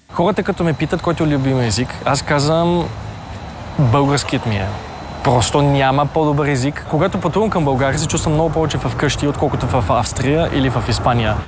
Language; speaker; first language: Bulgarian; early bilingual, heritage; Bulgarian